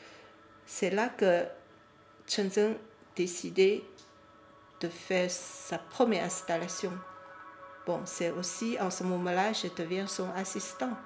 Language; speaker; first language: French; non-native, fluent; Chinese